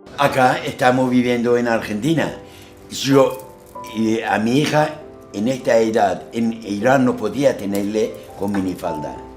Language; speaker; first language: Spanish; non-native, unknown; Azerbaijani